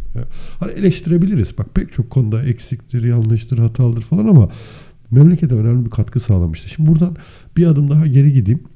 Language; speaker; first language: Turkish; native; Turkish